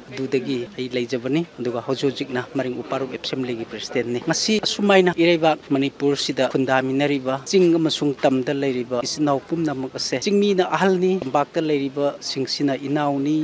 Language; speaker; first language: Manipuri; non-native, local second language; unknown